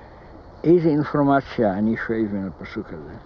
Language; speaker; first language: Hebrew; non-native, fluent; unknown